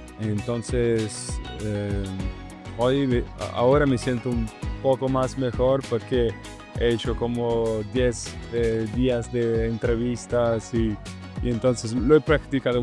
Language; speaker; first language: Spanish; non-native, learner; Italian